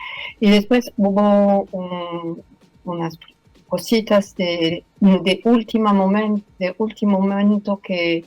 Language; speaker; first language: Spanish; non-native, fluent; French